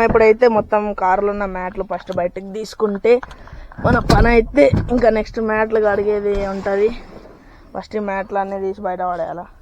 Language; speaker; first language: Telugu; non-native, local second language; Lambadi